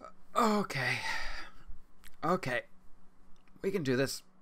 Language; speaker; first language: English; native; English